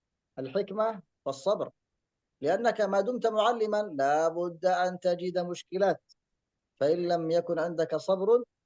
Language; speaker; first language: Arabic; native; Arabic